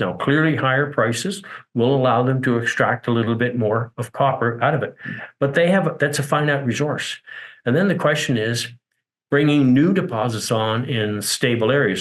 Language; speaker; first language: English; native; English